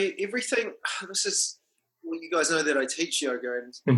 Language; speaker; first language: English; non-native, local second language; Māori